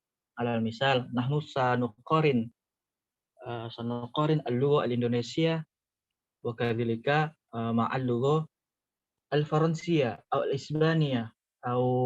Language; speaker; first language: Arabic; non-native, learner; Indonesian